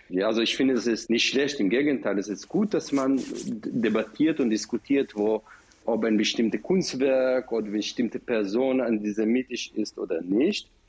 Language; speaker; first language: German; non-native, fluent; Hebrew